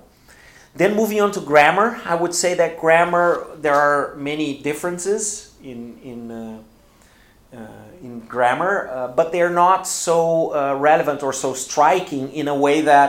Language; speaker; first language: English; non-native, fluent; Portuguese